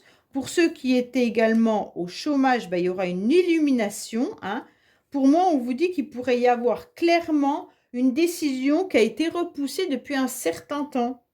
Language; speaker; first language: French; native; French